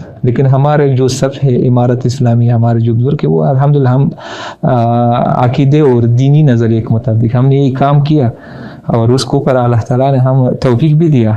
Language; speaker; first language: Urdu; non-native, learner; Pashto